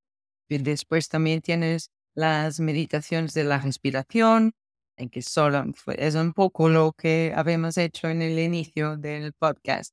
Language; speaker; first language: Spanish; non-native, fluent; Portuguese